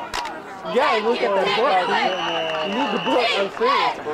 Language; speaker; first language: English; native; English